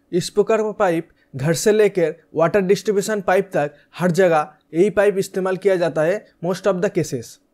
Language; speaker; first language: Hindi; native; Hindi